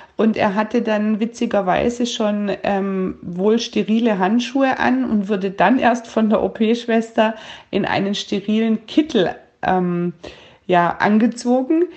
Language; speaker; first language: German; native; German